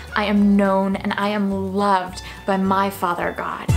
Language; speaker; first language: English; native; English